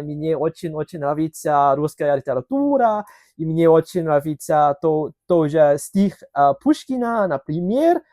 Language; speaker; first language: Russian; non-native, learner; Cantonese